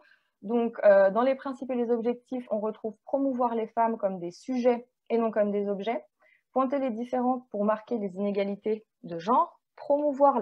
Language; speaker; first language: French; native; French